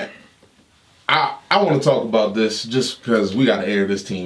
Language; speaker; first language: English; native; English